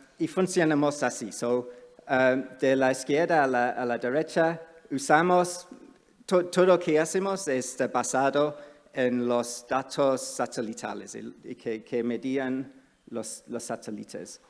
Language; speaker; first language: Spanish; non-native, fluent; English